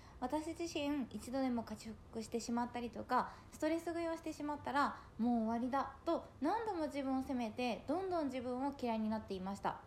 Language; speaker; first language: Japanese; native; Japanese